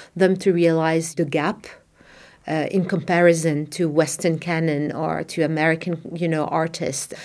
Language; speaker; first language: English; non-native, fluent; Arabic